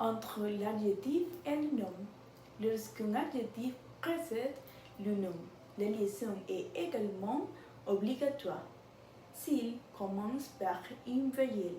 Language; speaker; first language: French; non-native, learner; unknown